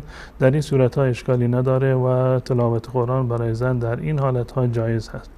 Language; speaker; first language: Persian; native; Persian